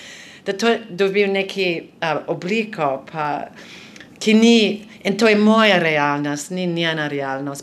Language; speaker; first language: Slovenian; non-native, fluent; English